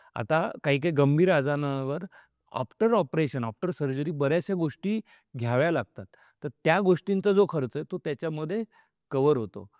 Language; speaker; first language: Marathi; native; Marathi